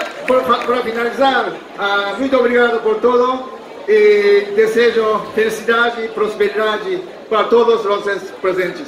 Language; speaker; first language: Portuguese; non-native, fluent; Japanese